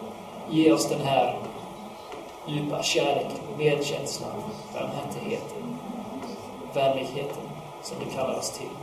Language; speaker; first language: Swedish; non-native, fluent; English